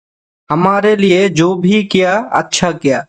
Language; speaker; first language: Hindi; non-native, fluent; Bangla